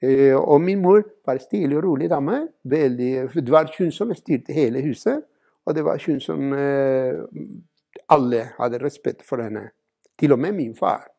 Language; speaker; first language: Norwegian; non-native, fluent; Spanish